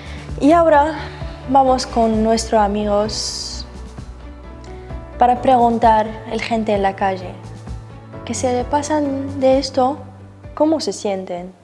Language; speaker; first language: Spanish; non-native, learner; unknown